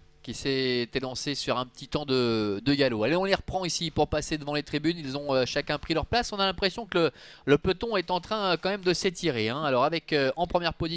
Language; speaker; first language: French; native; French